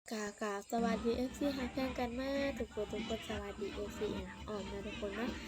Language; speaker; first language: Thai; non-native, local second language; Lao